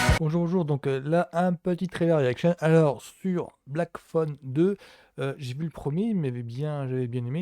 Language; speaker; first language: French; native; French